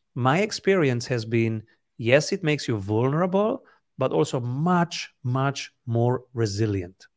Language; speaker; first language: English; non-native, fluent; Italian